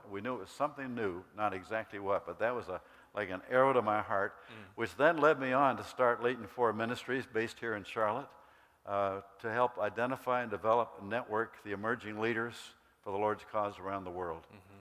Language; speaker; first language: English; native; English